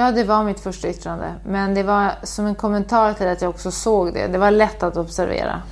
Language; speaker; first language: Swedish; native; Swedish